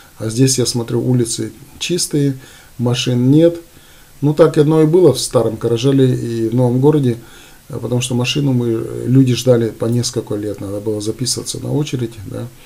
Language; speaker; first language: Russian; native; Russian